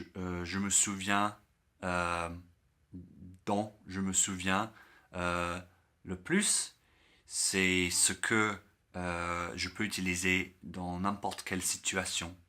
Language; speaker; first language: French; non-native, learner; English